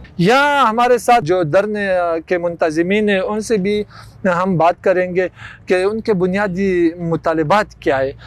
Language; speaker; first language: Urdu; non-native, local second language; Pashto